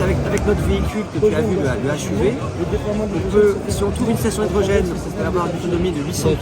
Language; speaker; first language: French; native; French